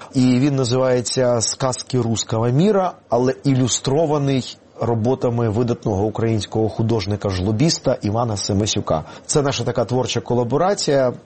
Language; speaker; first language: Ukrainian; non-native, local second language; Russian